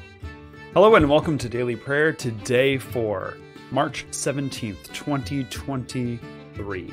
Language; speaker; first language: English; native; English